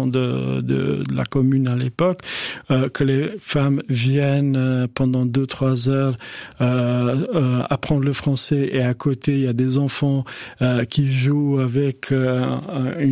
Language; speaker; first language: French; non-native, fluent; Albanian